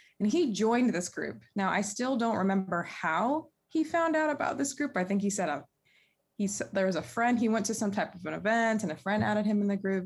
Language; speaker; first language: English; native; English